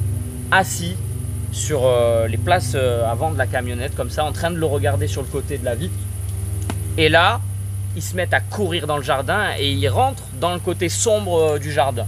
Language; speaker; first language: French; native; French